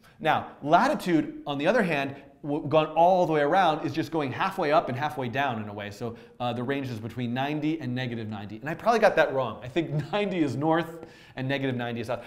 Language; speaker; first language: English; native; English